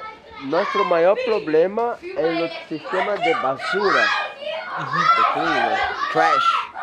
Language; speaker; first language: Portuguese; non-native, learner; English